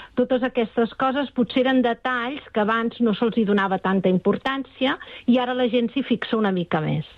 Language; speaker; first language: Catalan; native; Catalan